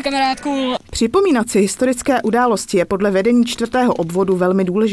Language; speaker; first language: Czech; native; Czech